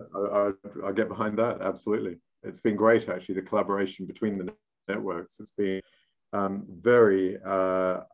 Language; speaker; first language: English; native; English